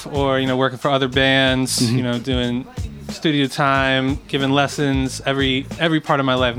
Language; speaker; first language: English; native; English